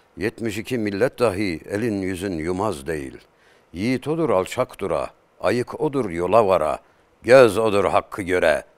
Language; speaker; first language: Turkish; native; Turkish